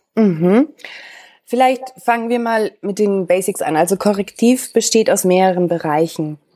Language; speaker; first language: German; native; German